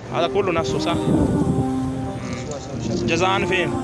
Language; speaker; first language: Arabic; non-native, learner; Urdu